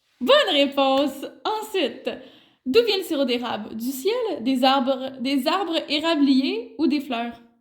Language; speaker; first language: French; native; French